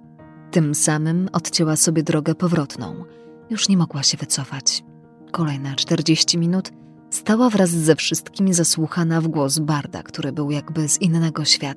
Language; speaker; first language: Polish; native; Polish